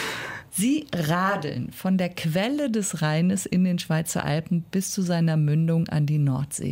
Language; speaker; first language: German; native; German